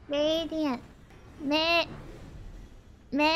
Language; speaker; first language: Japanese; non-native, learner; English